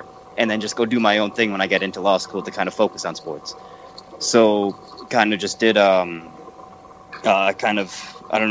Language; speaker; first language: English; native; English